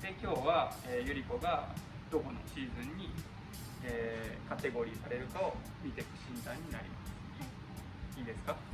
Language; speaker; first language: Japanese; native; Japanese